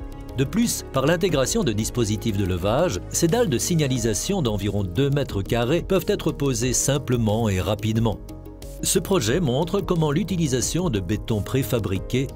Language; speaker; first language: French; native; French